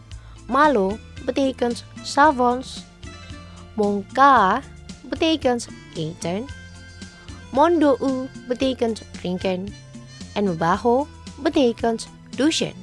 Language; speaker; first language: Dutch; non-native, fluent; Indonesian